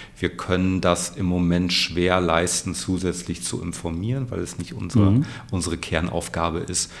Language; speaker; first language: German; native; German